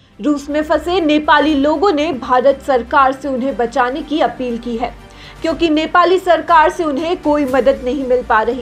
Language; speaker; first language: Hindi; native; Hindi